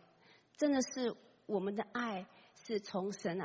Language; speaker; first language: Chinese; native; Chinese